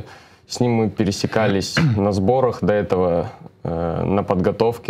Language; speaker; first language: Russian; native; Russian